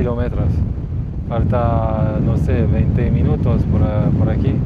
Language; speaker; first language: Spanish; non-native, learner; French